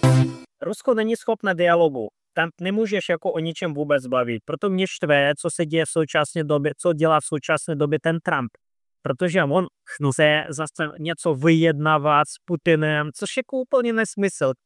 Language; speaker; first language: Czech; non-native, fluent; Russian